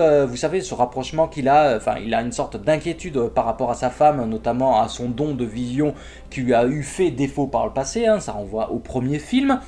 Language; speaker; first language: French; native; French